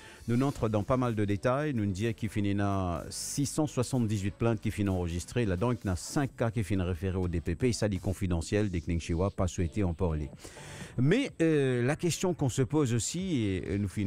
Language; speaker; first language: French; non-native, local second language; Morisyen